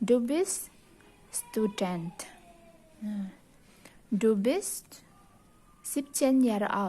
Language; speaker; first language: German; non-native, fluent; Indonesian